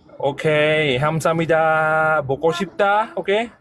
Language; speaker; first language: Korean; non-native, learner; Thai